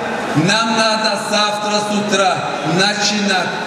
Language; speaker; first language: Russian; non-native, fluent; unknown